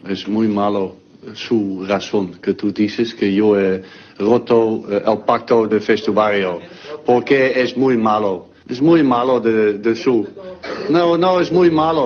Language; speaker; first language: Spanish; non-native, learner; Dutch